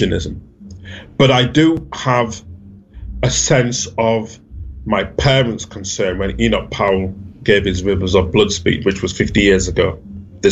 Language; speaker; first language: English; native; English